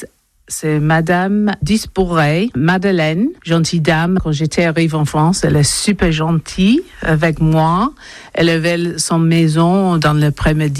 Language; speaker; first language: French; non-native, learner; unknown